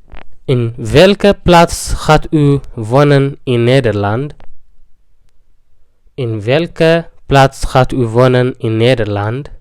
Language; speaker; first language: Dutch; non-native, fluent; Tigrinya